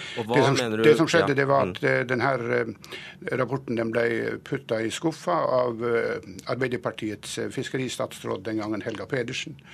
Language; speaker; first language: Norwegian; native; Norwegian